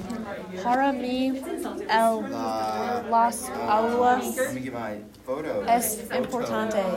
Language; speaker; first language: Spanish; non-native, learner; English